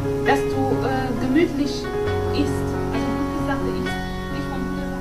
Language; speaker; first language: German; non-native, fluent; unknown